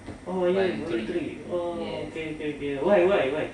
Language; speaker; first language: English; non-native, learner; Indonesian